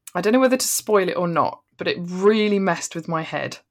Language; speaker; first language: English; native; English